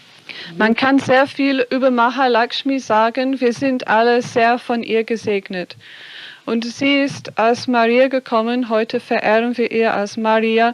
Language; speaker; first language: German; non-native, fluent; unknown